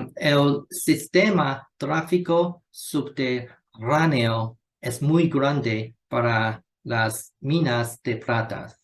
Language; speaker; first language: Spanish; non-native, learner; Chinese